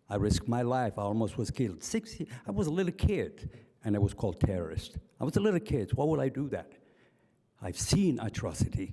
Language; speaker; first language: English; non-native, fluent; Arabic